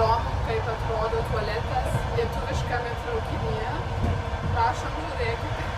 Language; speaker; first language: Lithuanian; non-native, learner; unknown